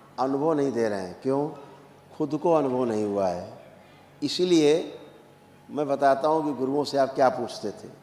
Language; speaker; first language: Hindi; native; Hindi